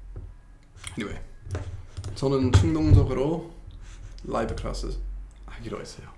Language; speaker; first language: Korean; non-native, fluent; English